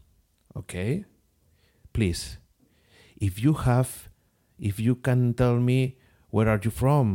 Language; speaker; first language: English; non-native, learner; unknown